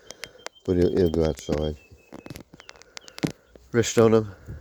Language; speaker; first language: English; native; English